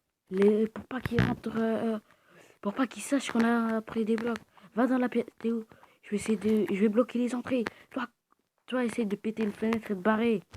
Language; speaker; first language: French; native; French